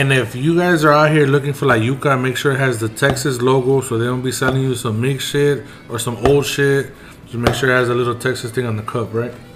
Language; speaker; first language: English; early bilingual, other home language; Spanish